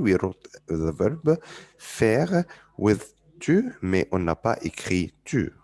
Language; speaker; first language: French; non-native, fluent; Arabic